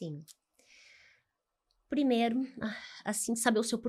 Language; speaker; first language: Portuguese; native; Portuguese